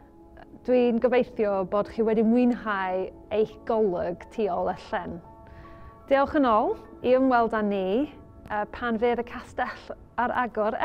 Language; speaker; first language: Welsh; non-native, learner; English